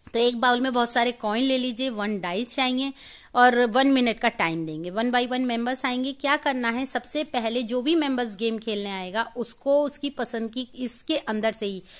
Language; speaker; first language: Hindi; native; Hindi